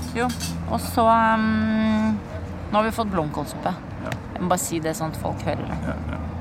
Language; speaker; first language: Norwegian; native; Norwegian